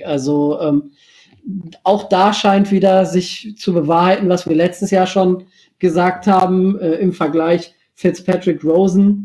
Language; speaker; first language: German; native; German